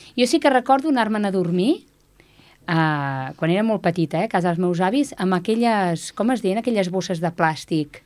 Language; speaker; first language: Catalan; native; Catalan